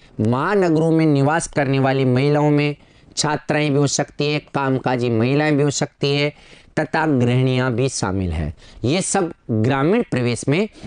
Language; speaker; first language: Hindi; native; Hindi